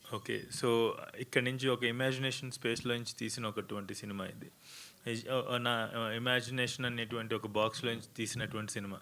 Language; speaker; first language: Telugu; native; Telugu